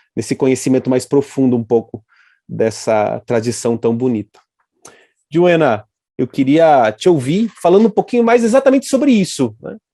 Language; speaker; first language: Portuguese; native; Portuguese